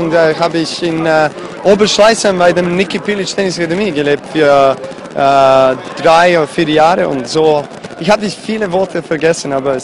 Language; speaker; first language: German; non-native, learner; Serbian